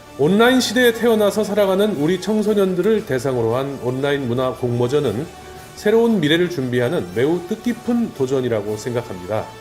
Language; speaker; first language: Korean; native; Korean